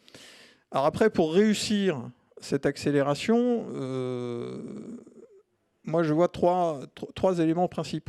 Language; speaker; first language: French; native; French